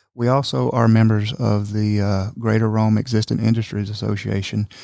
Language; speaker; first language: English; native; English